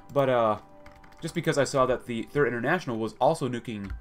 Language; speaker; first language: English; native; English